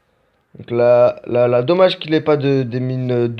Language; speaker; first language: French; native; French